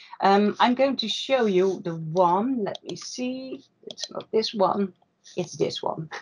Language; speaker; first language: English; non-native, fluent; Dutch